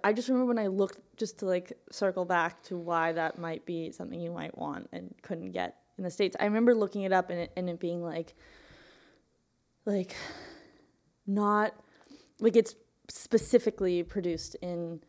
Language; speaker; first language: English; native; English